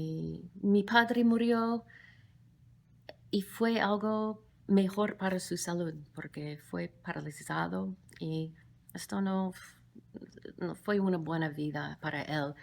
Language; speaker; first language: Spanish; non-native, fluent; English